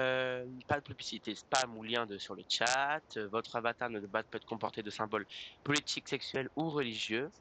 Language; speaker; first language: French; native; French